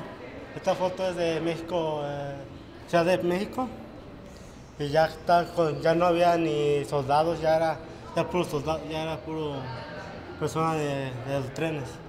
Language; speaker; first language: Spanish; early bilingual, other home language; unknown